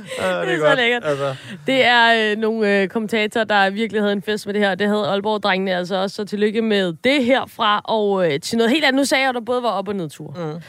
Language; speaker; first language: Danish; native; Danish